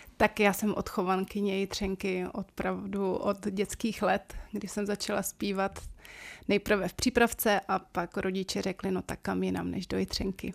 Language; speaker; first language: Czech; native; Czech